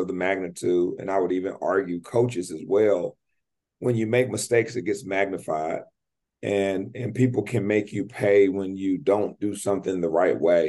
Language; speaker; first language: English; native; English